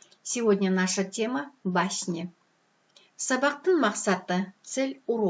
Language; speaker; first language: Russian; non-native, local second language; Kyrgyz